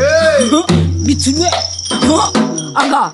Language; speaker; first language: Korean; native; Korean